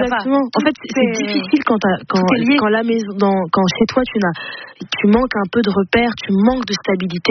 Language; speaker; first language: French; native; French